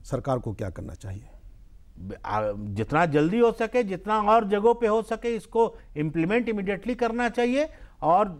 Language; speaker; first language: Hindi; native; Hindi